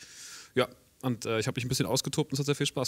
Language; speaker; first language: German; native; German